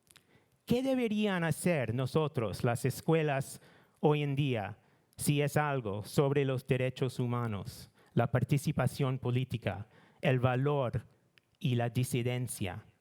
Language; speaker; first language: Spanish; non-native, learner; English